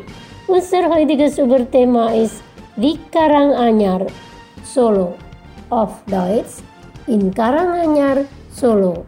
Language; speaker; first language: German; non-native, fluent; Indonesian